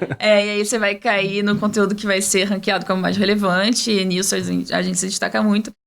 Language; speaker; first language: Portuguese; early bilingual, heritage; Portuguese